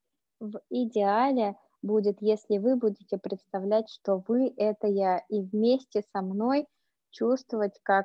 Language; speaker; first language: Russian; native; Russian